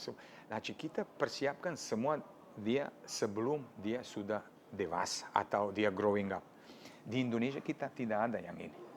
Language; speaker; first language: Indonesian; non-native, fluent; Serbian